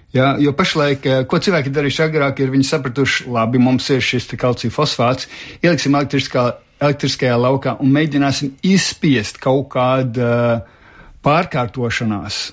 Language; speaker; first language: Latvian; early bilingual, heritage; Latvian